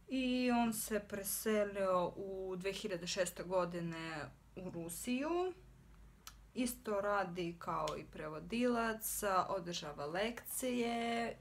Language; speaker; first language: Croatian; non-native, fluent; Russian